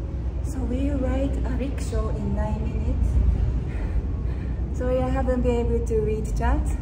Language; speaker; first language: English; non-native, fluent; Japanese